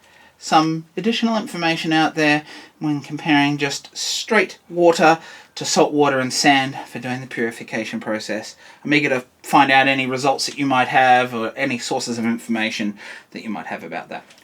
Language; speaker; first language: English; native; English